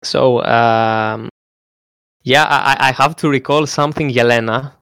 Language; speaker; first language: English; non-native, fluent; Greek